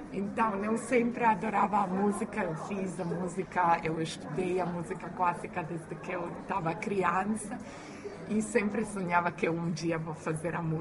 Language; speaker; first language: Portuguese; non-native, learner; Croatian